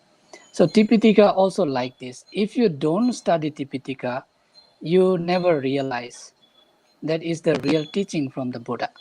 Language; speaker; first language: English; non-native, fluent; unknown